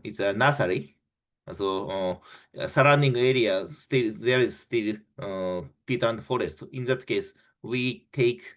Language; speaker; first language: English; non-native, fluent; Japanese